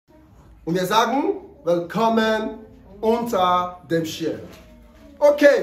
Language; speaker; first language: German; non-native, learner; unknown